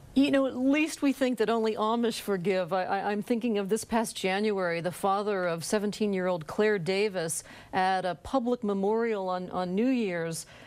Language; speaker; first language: English; native; English